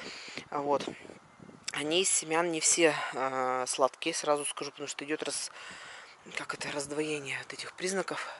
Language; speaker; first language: Russian; native; Russian